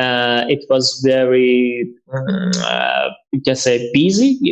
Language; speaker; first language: English; non-native, learner; Persian